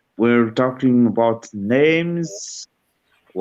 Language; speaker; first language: English; non-native, learner; Portuguese